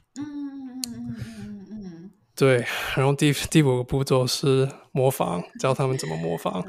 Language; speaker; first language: Chinese; non-native, fluent; English